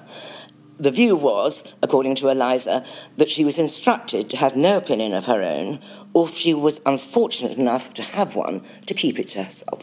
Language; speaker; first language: English; native; English